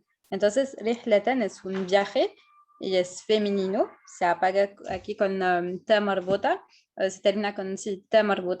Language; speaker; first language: Spanish; non-native, fluent; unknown